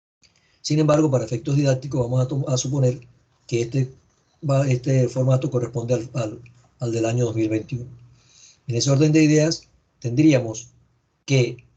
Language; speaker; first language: Spanish; native; Spanish